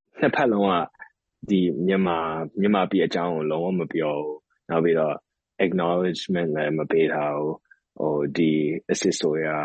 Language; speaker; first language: Burmese; early bilingual, heritage; Burmese